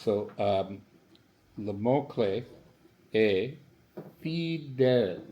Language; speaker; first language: French; non-native, learner; English